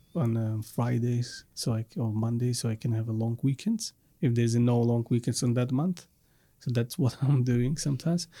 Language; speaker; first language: English; non-native, fluent; Arabic